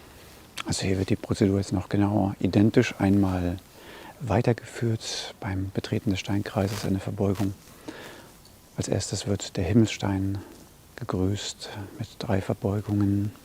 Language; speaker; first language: German; native; German